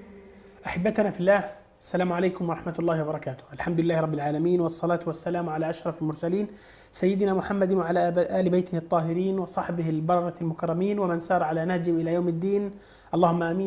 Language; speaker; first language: Arabic; native; Arabic